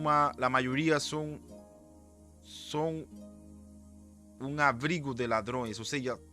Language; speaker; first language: Portuguese; non-native, fluent; Spanish